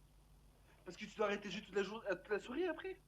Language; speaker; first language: French; native; French